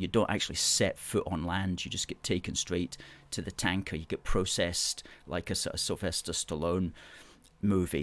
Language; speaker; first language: English; native; English